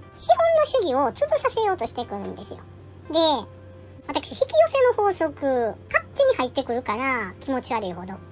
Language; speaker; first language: Japanese; native; Japanese